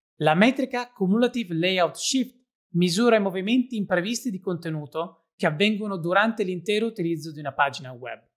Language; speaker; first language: Italian; native; Italian